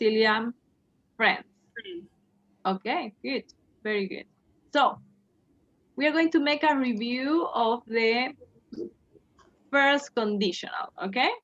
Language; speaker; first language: English; non-native, fluent; Spanish